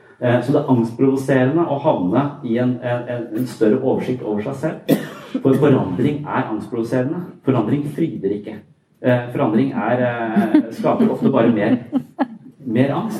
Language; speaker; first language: Norwegian; native; Norwegian